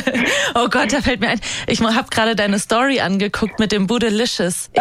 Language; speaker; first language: German; native; German